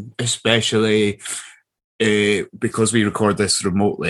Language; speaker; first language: English; native; English